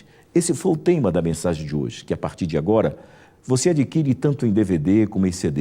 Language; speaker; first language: Portuguese; native; Portuguese